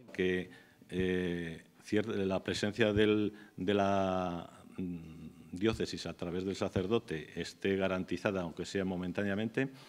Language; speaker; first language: Spanish; native; Spanish